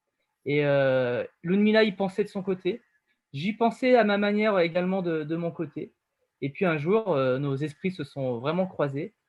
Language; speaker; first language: French; native; French